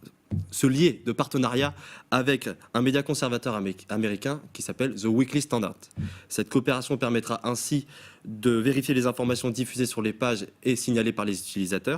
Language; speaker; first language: French; native; French